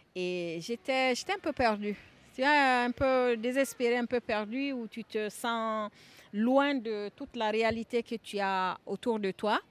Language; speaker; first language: French; non-native, local second language; Bambara